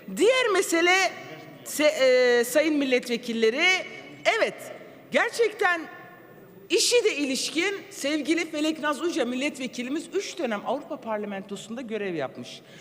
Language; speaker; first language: Turkish; non-native, local second language; Kurdish